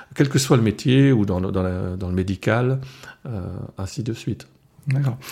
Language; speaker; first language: French; non-native, local second language; Swiss German